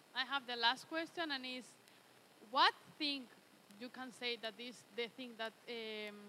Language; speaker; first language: English; early bilingual, other home language; Spanish